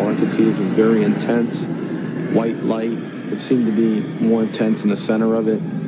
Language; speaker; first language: English; native; English